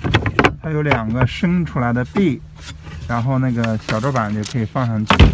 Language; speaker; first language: Chinese; native; Chinese